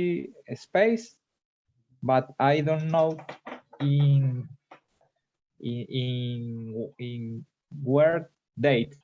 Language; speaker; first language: English; non-native, learner; Spanish